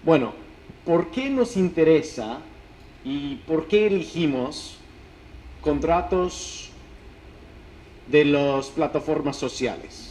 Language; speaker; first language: Spanish; non-native, fluent; English